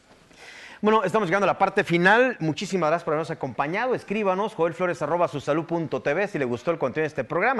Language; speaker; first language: Spanish; native; Spanish